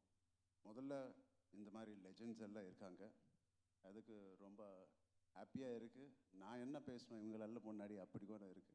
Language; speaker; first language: Tamil; non-native, local second language; Telugu